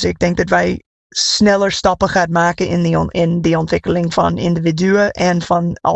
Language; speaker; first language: Dutch; non-native, fluent; English